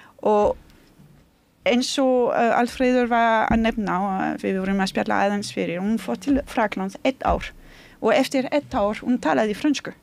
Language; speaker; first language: Icelandic; non-native, learner; French